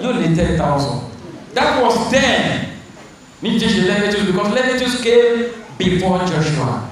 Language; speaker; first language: English; non-native, local second language; Yoruba